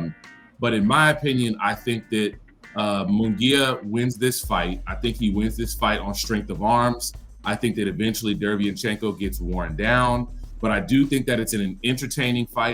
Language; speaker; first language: English; native; English